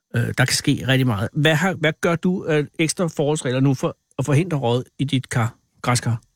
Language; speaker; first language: Danish; native; Danish